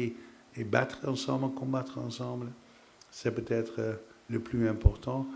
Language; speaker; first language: French; non-native, fluent; Dutch